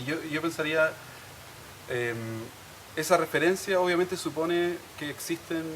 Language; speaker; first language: Spanish; native; Spanish